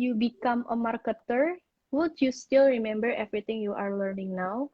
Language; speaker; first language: English; non-native, fluent; Indonesian